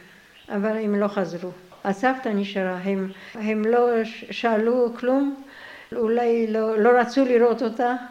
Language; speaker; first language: Hebrew; non-native, fluent; Polish